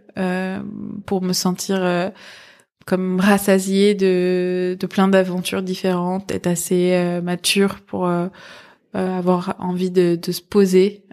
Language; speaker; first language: French; early bilingual, other home language; Persian